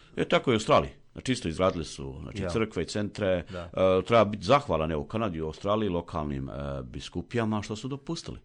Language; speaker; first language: Croatian; native; Croatian